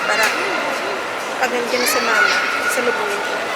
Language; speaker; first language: Filipino; native; Filipino